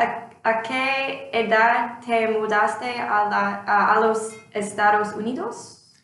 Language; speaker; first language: Spanish; non-native, learner; English